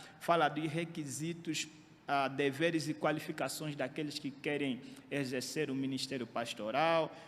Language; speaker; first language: Portuguese; native; Portuguese